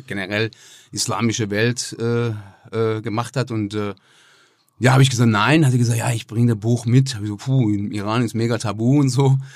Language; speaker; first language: German; non-native, fluent; Persian